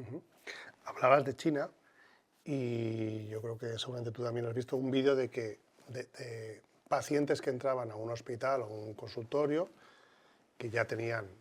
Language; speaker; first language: Spanish; native; Spanish